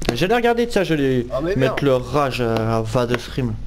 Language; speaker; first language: French; native; French